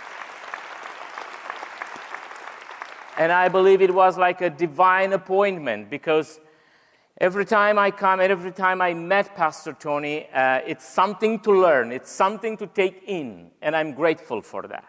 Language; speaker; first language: English; non-native, fluent; Romanian